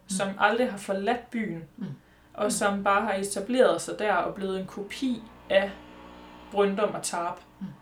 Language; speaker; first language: Danish; native; Danish